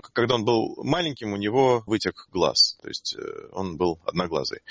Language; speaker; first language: Russian; native; Russian